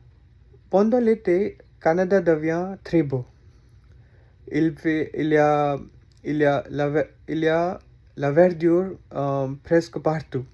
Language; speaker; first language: French; non-native, learner; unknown